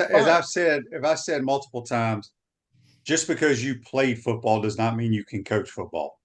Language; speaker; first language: English; native; English